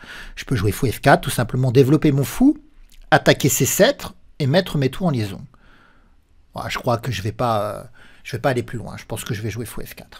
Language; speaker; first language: French; native; French